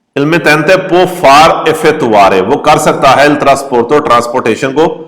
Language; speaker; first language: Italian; non-native, fluent; Urdu